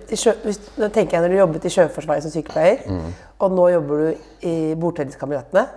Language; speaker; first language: Norwegian; native; Norwegian